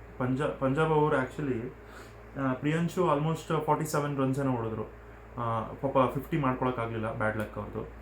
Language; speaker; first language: Kannada; non-native, local second language; Telugu